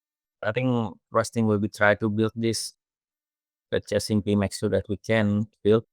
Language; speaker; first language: English; non-native, fluent; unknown